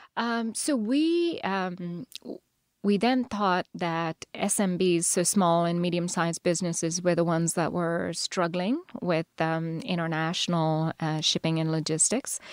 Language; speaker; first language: English; non-native, local second language; Telugu